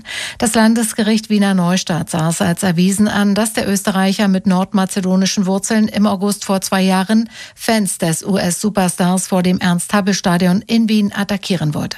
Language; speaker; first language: German; native; German